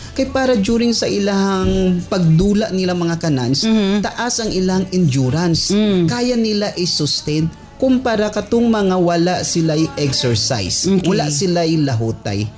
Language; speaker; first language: Cebuano; native; Cebuano